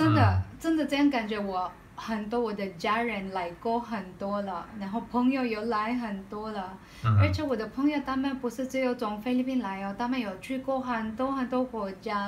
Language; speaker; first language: Chinese; non-native, learner; Filipino